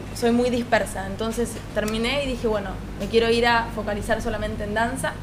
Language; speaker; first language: Spanish; native; Spanish